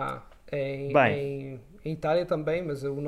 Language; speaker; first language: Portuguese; non-native, learner; Italian